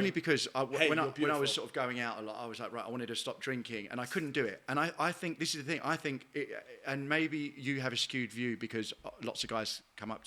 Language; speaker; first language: English; native; English